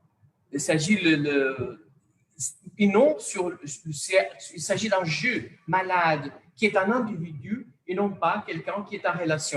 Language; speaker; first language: French; non-native, fluent; Portuguese